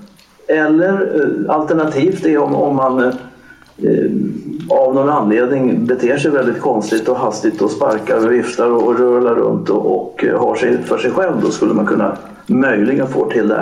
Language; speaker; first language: Swedish; native; Swedish